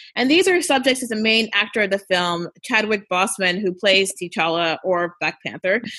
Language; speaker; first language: English; early bilingual, other home language; Yoruba